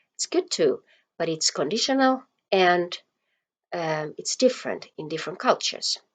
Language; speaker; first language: English; non-native, fluent; Finnish